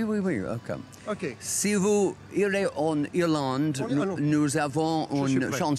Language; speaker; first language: French; non-native, learner; English